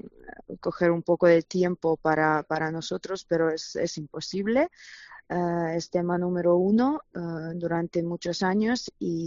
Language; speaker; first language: Spanish; non-native, fluent; Ukrainian